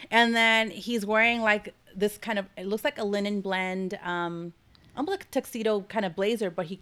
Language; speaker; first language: English; native; English